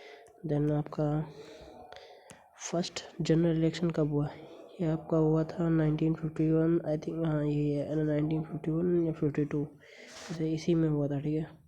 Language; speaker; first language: Hindi; native; Hindi